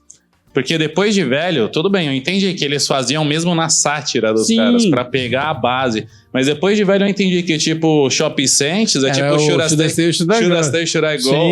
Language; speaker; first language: Portuguese; native; Portuguese